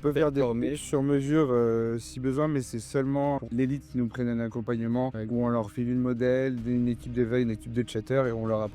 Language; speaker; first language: French; native; French